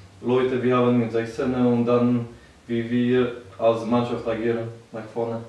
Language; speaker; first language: German; non-native, fluent; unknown